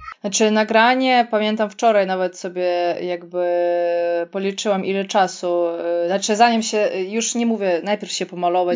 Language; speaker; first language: Polish; non-native, fluent; Russian